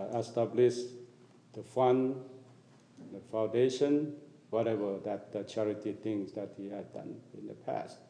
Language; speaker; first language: English; non-native, fluent; Thai